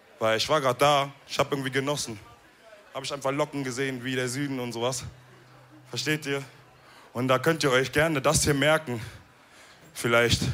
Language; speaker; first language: German; early bilingual, other home language; Wolof